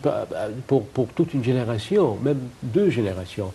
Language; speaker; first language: French; non-native, fluent; Arabic